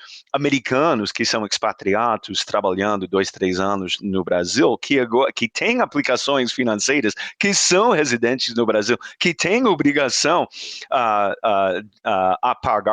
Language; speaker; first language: Portuguese; non-native, fluent; English